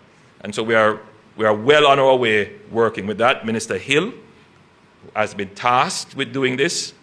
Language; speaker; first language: English; native; English